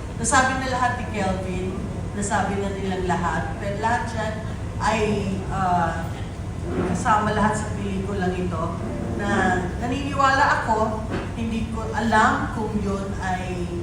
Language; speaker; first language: Filipino; native; Filipino